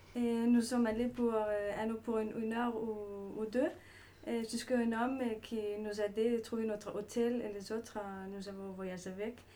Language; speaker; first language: French; non-native, learner; Danish